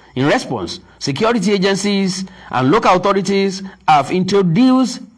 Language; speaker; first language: English; non-native, local second language; Yoruba